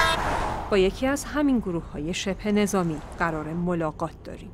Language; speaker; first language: Persian; native; Persian